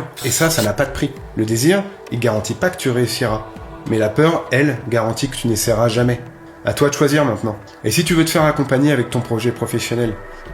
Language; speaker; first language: French; native; French